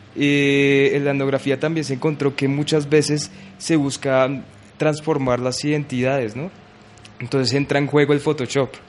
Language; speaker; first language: Spanish; native; Spanish